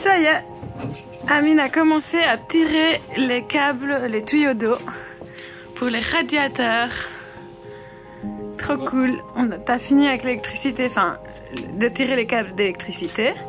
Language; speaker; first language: French; native; French